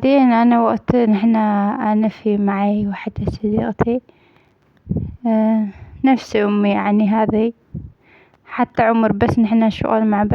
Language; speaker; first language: Arabic; non-native, learner; Amharic